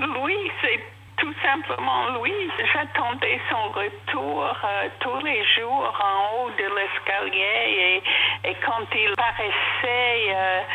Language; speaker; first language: French; non-native, fluent; English